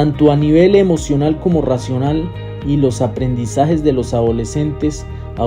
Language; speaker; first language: Spanish; native; Spanish